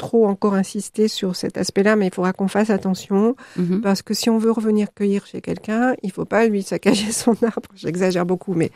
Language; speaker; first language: French; native; French